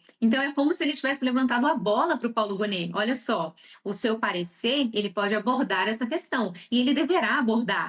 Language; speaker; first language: Portuguese; native; Portuguese